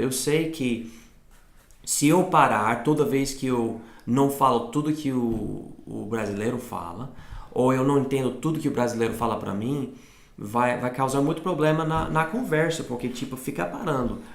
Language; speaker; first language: Portuguese; non-native, fluent; English